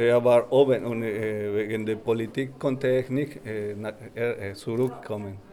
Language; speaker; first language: German; non-native, learner; Spanish